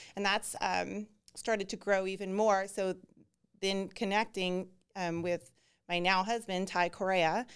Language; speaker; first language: English; native; English